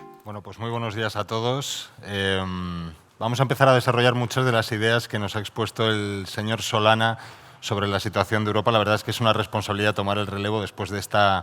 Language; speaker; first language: Spanish; native; Spanish